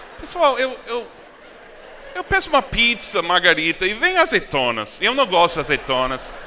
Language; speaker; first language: Portuguese; non-native, fluent; English